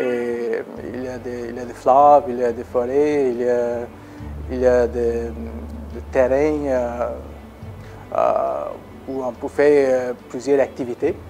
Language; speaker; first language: French; non-native, learner; Bangla